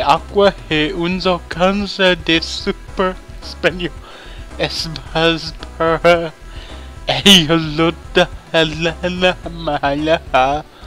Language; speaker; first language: Spanish; non-native, learner; English